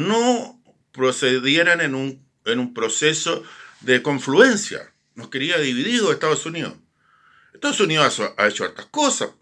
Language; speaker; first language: Spanish; native; Spanish